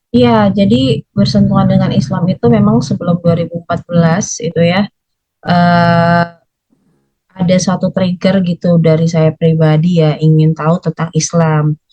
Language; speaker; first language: Indonesian; native; Indonesian